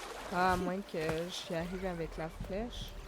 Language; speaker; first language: French; native; French